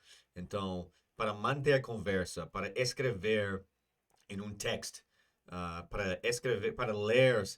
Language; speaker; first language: Portuguese; non-native, fluent; English